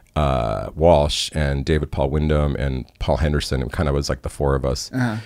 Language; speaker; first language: English; native; English